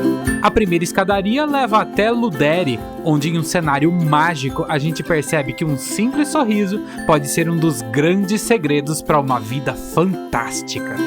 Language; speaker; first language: Portuguese; native; Portuguese